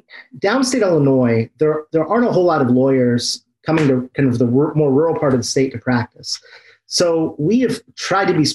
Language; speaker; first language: English; native; English